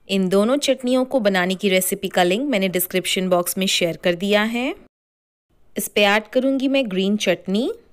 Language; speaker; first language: Hindi; native; Hindi